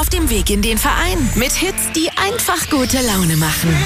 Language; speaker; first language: German; native; German